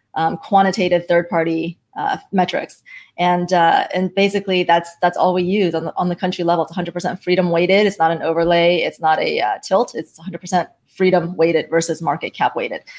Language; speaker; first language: English; early bilingual, other home language; Chinese